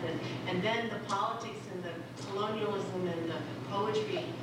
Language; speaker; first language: English; non-native, local second language; Filipino